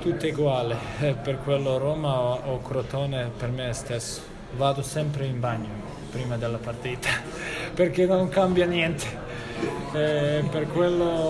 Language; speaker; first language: Italian; non-native, fluent; Bosnian